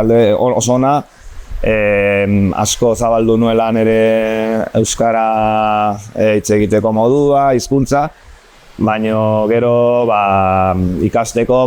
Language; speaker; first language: Basque; non-native, local second language; Spanish